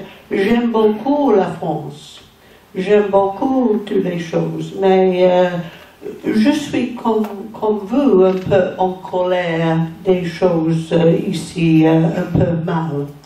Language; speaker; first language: French; non-native, learner; English